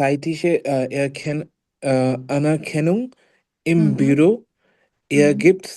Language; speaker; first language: German; non-native, learner; Hindi